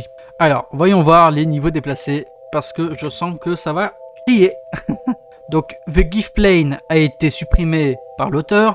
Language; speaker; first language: French; native; French